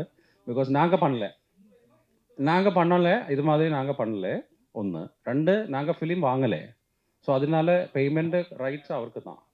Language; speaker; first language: Tamil; non-native, local second language; Malayalam